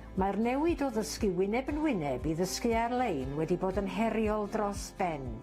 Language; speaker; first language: Welsh; non-native, fluent; English